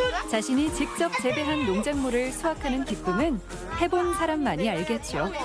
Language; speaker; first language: Korean; native; Korean